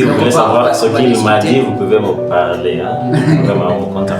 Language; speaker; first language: French; non-native, learner; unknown